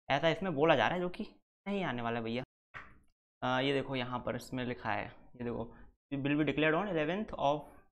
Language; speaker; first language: Hindi; native; Hindi